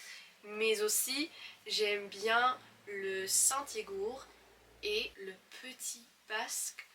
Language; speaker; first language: French; non-native, fluent; English